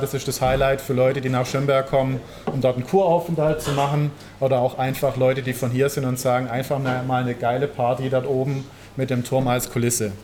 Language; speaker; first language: German; native; German